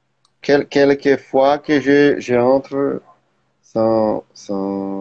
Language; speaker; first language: French; non-native, learner; Portuguese